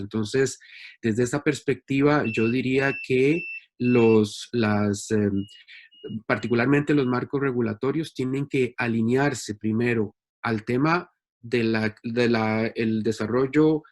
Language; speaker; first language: Spanish; native; Spanish